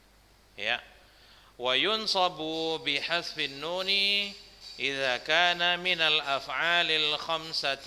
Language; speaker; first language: Arabic; non-native, fluent; Indonesian